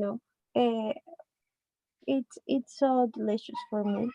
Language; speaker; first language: English; non-native, learner; Spanish